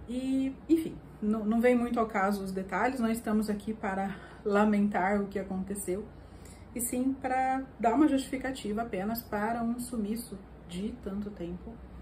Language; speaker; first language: Portuguese; native; Portuguese